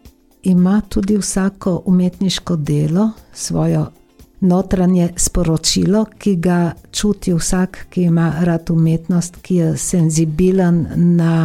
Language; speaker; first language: Slovenian; native; Slovenian